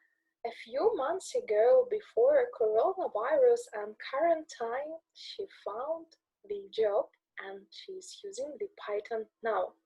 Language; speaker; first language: English; non-native, learner; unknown